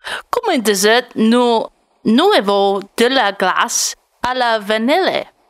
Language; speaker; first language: French; non-native, learner; English